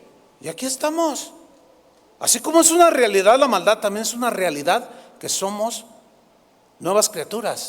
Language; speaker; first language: Spanish; native; Spanish